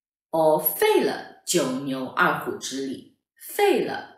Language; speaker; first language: Chinese; native; Chinese